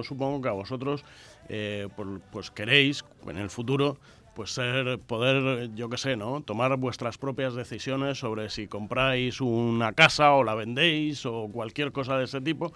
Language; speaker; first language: Spanish; native; Spanish